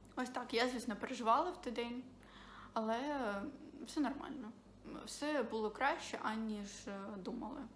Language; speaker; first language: Ukrainian; non-native, local second language; Russian